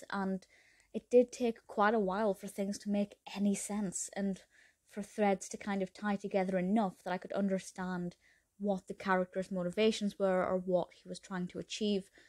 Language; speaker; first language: English; native; English